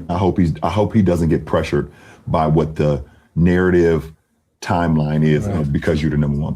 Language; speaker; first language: English; native; English